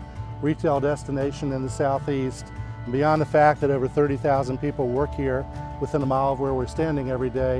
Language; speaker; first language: English; native; English